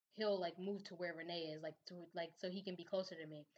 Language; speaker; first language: English; native; English